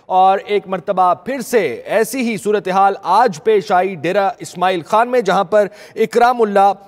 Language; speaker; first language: Urdu; native; Urdu